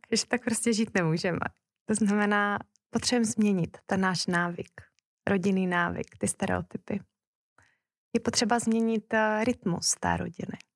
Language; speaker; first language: Czech; native; Czech